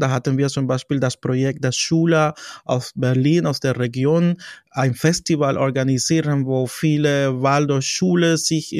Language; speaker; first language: German; non-native, fluent; Spanish